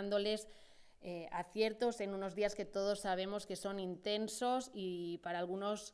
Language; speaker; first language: Spanish; non-native, local second language; Catalan